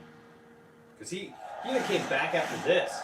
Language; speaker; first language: English; native; English